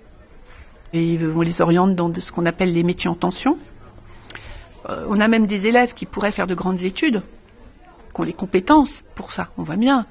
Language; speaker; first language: French; native; French